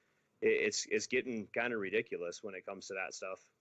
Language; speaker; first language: English; native; English